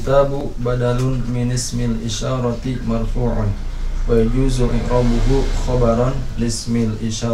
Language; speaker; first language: Arabic; non-native, learner; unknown